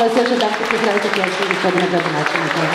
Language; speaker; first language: Croatian; native; Croatian